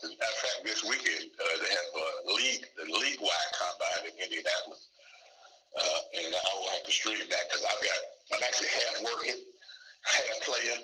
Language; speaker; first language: English; native; English